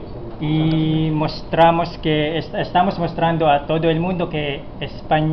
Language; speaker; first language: Spanish; non-native, fluent; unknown